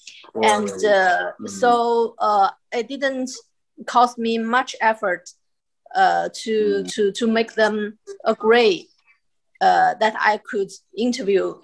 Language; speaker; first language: English; non-native, fluent; Chinese